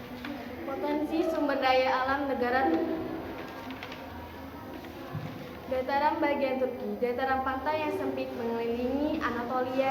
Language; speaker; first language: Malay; non-native, local second language; Madurese